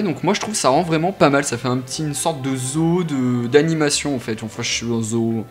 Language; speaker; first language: French; native; French